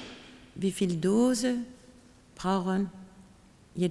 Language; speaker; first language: German; non-native, learner; French